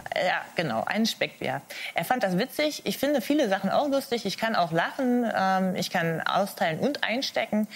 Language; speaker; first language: German; early bilingual, other home language; Arabic